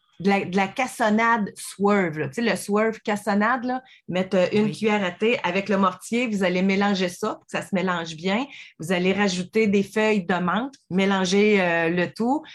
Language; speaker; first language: French; native; French